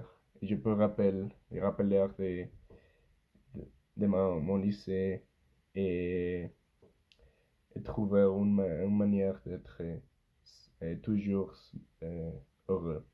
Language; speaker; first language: French; non-native, learner; Spanish